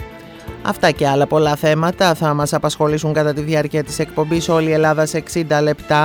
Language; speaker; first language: Greek; native; Greek